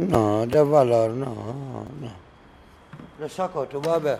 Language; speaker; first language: Spanish; non-native, learner; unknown